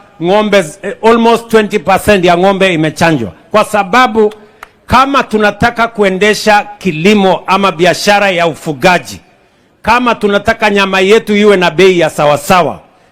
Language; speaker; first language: Swahili; non-native, local second language; Kalenjin